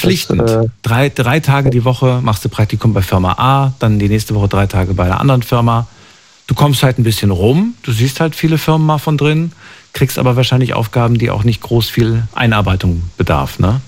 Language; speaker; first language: German; native; German